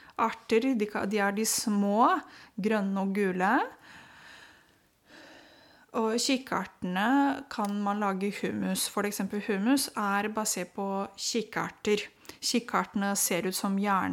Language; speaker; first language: Norwegian; non-native, fluent; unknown